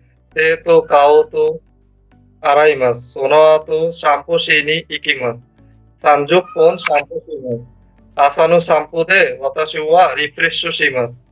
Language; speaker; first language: Japanese; non-native, learner; Bangla